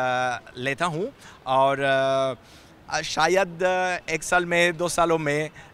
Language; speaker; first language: Hindi; non-native, learner; Spanish